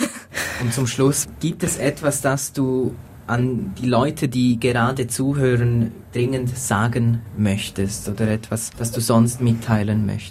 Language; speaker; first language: German; native; German